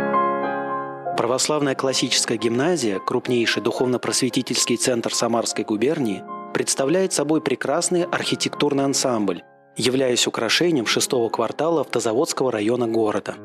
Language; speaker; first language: Russian; native; Russian